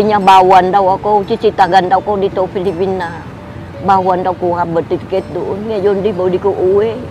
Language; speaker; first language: Filipino; non-native, learner; Vietnamese